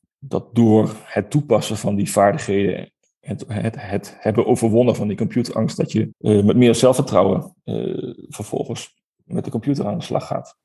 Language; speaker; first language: Dutch; native; Dutch